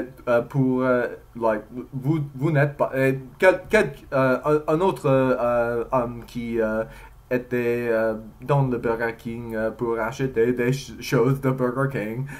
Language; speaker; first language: French; non-native, learner; English